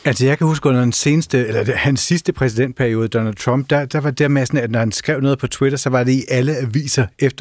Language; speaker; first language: Danish; native; Danish